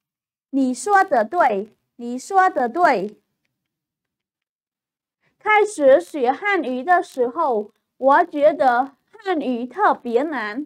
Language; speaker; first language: Chinese; non-native, fluent; Khmer